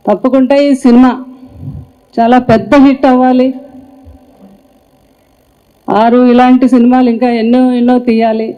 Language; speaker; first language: Telugu; native; Telugu